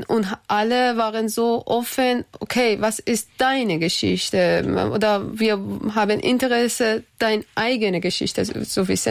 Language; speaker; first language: German; non-native, learner; Persian